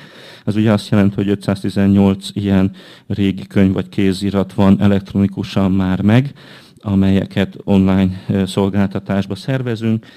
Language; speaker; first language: Hungarian; native; Hungarian